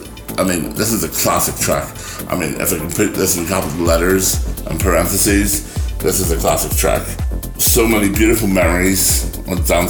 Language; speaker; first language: English; native; English